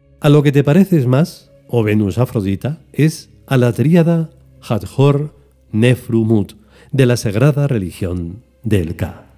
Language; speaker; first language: Spanish; native; Spanish